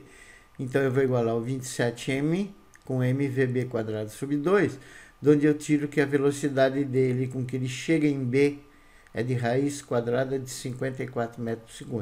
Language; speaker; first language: Portuguese; native; Portuguese